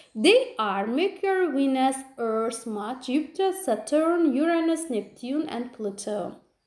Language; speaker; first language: English; non-native, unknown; Azerbaijani